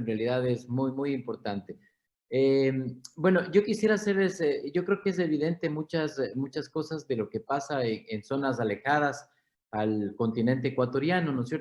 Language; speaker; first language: Spanish; native; Spanish